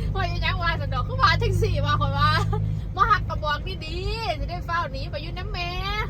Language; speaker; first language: Thai; non-native, local second language; Northeastern Thai